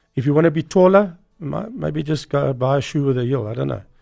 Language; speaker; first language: English; native; English